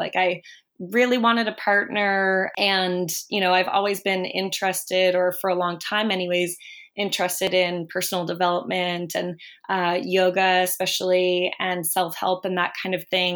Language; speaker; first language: English; native; English